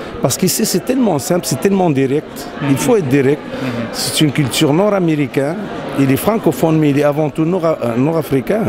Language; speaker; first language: French; non-native, local second language; Arabic